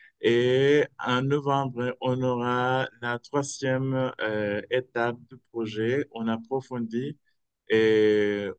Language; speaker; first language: French; non-native, fluent; Spanish